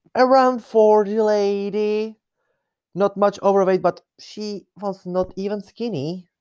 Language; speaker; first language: English; non-native, fluent; Czech